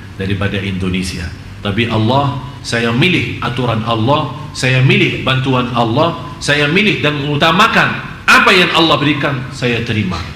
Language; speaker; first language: Indonesian; non-native, fluent; Arabic